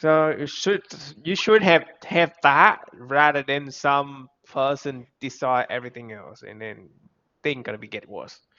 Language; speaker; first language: English; non-native, fluent; Vietnamese